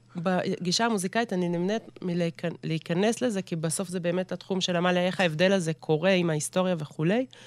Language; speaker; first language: Hebrew; native; Hebrew